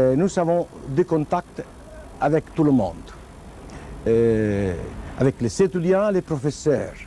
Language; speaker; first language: French; non-native, fluent; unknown